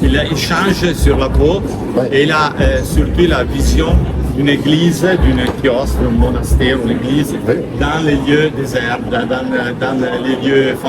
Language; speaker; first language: French; non-native, learner; Italian